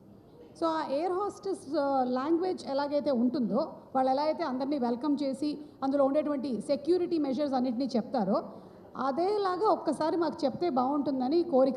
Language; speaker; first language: Telugu; native; Telugu